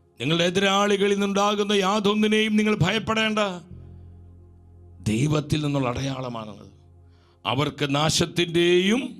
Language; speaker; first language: Malayalam; native; Malayalam